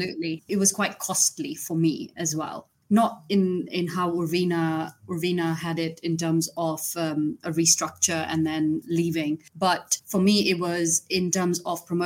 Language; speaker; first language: English; non-native, local second language; Gujarati